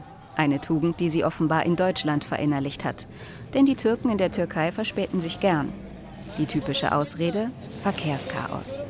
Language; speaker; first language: German; native; German